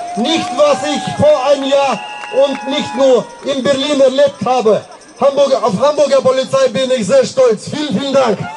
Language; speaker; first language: German; non-native, fluent; Russian